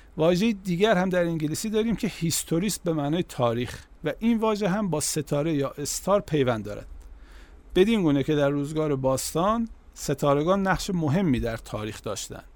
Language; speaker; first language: Persian; native; Persian